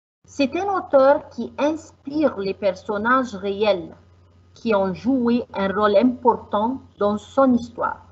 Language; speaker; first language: French; non-native, fluent; Arabic